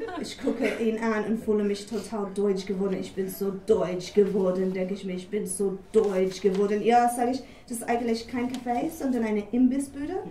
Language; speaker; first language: German; non-native, fluent; English